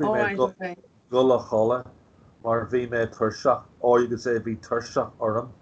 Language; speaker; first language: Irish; non-native, local second language; English